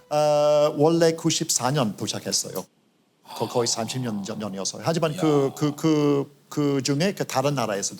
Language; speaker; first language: Korean; non-native, fluent; English